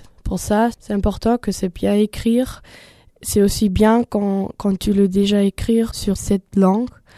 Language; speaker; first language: French; non-native, learner; German